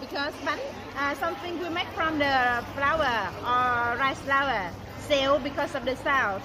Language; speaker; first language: English; non-native, learner; Vietnamese